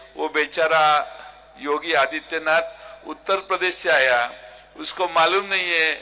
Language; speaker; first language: Hindi; non-native, local second language; Marathi